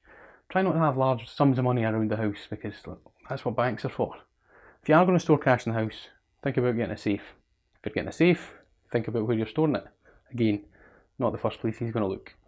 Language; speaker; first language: English; native; English